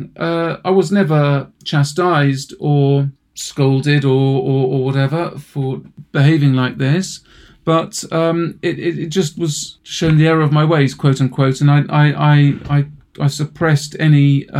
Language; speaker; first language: English; native; English